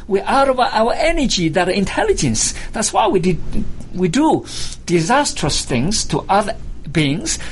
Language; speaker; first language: English; non-native, fluent; Chinese